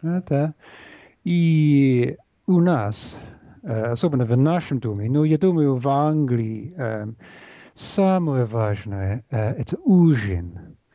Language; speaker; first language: Russian; non-native, learner; English